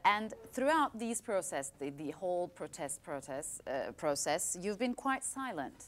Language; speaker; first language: English; non-native, fluent; Turkish